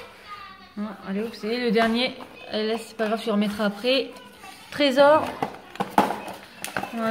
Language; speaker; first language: French; native; French